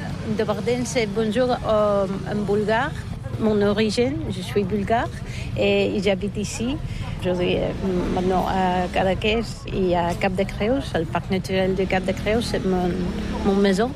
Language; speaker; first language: French; non-native, fluent; Bulgarian